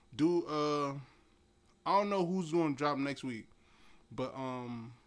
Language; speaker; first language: English; native; English